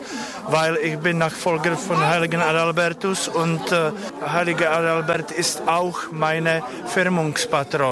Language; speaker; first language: German; non-native, fluent; Czech